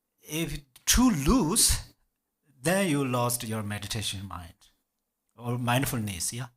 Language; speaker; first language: English; non-native, learner; Tibetan